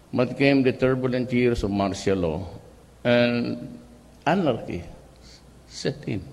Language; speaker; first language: English; non-native, local second language; Cebuano